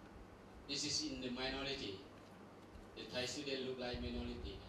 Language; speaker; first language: English; non-native, learner; Thai